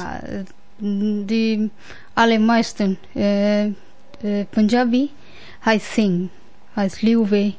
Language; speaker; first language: German; non-native, learner; Punjabi